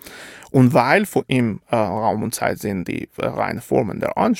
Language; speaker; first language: German; non-native, fluent; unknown